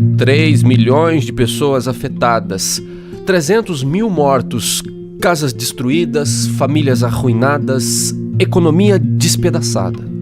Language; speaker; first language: Portuguese; native; Portuguese